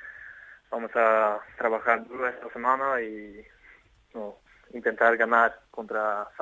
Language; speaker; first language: Spanish; non-native, fluent; Swedish